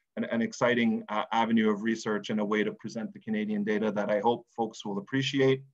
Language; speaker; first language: English; native; English